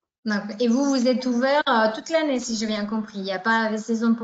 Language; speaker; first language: French; native; French